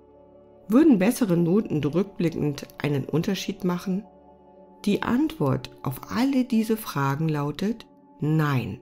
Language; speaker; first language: German; native; German